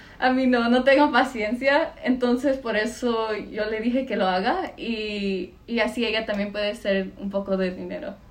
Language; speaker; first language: Spanish; early bilingual, heritage; Spanish